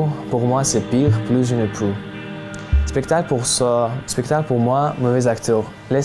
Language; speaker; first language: French; non-native, learner; Tajik